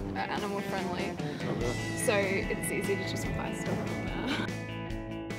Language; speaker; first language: English; native; English